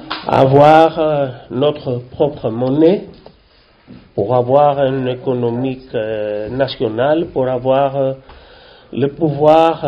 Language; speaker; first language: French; non-native, learner; Greek